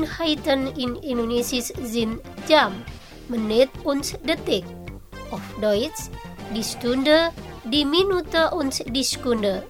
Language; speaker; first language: German; non-native, learner; Indonesian